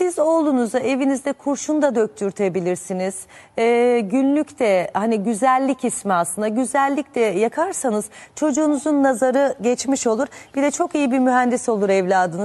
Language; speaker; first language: Turkish; native; Turkish